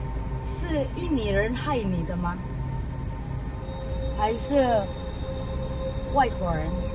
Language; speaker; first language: Chinese; early bilingual, heritage; Indonesian